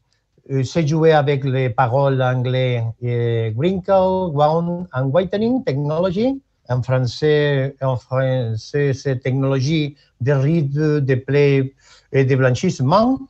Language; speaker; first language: French; non-native, learner; Spanish